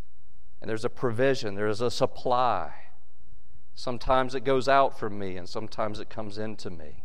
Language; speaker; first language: English; native; English